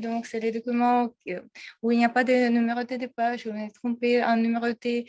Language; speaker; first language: French; non-native, fluent; Russian